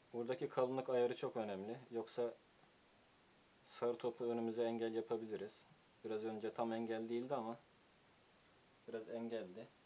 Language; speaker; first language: Turkish; native; Turkish